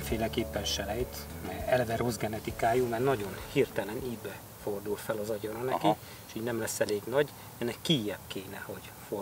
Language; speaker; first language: Hungarian; native; Hungarian